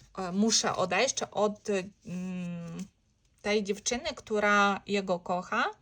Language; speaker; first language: Polish; non-native, learner; Ukrainian